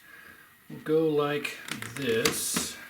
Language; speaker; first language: English; native; English